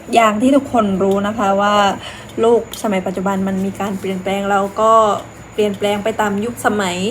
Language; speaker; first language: Thai; non-native, fluent; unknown